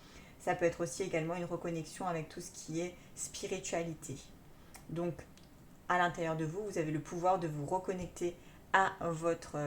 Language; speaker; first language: French; native; French